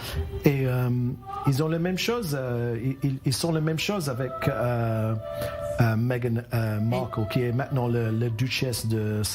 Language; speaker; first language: French; non-native, learner; English